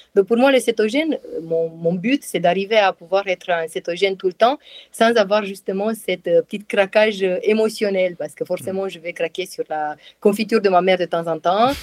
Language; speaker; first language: French; non-native, fluent; Romanian